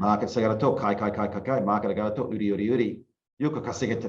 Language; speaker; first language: Japanese; non-native, learner; English